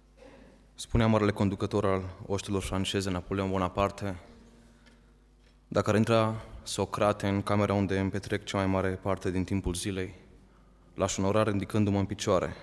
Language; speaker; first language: Romanian; native; Romanian